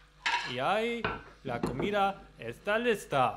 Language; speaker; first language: Spanish; non-native, learner; German